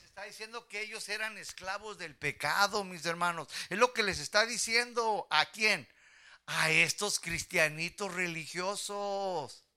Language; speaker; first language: Spanish; early bilingual, heritage; Spanish